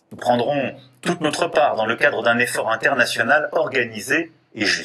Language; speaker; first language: French; native; French